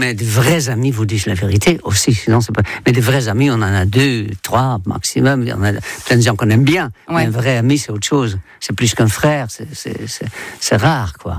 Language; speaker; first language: French; non-native, fluent; Dutch